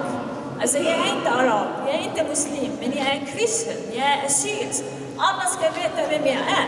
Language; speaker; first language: Swedish; non-native, fluent; Assyrian Neo-Aramaic